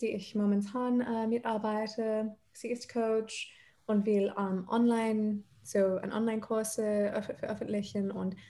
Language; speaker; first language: German; non-native, fluent; English